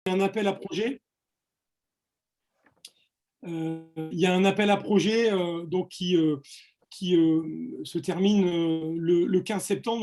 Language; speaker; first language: French; native; French